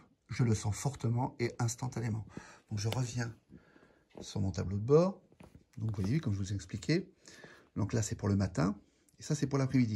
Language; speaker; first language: French; native; French